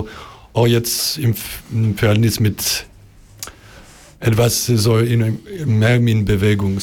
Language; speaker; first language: German; non-native, learner; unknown